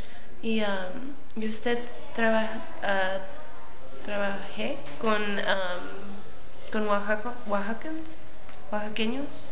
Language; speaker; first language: Spanish; early bilingual, other home language; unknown